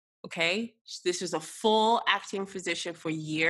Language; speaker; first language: English; native; English